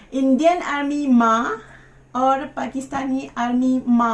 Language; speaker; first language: Hindi; non-native, learner; Malay